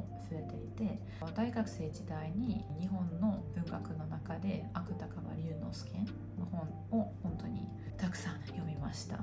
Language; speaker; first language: Japanese; non-native, fluent; Hungarian